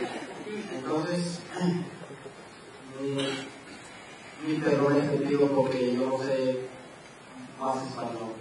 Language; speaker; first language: Spanish; non-native, local second language; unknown